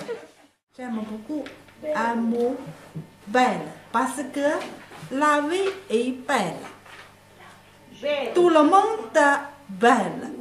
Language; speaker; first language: French; non-native, learner; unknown